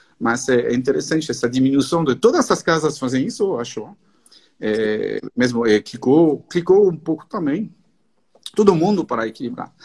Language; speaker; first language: Portuguese; non-native, fluent; French